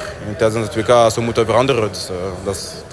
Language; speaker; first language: Dutch; non-native, local second language; French